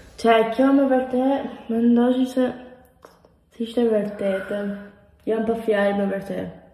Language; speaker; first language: Albanian; early bilingual, heritage; Albanian